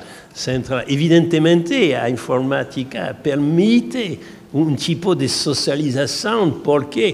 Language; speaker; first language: Portuguese; non-native, learner; French